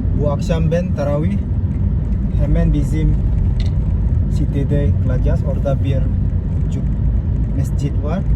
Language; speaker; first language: Turkish; non-native, fluent; Indonesian